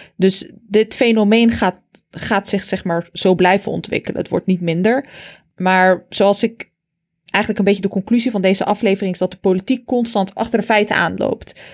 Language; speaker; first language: Dutch; early bilingual, other home language; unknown